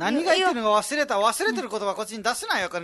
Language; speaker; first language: Japanese; non-native, fluent; Nepali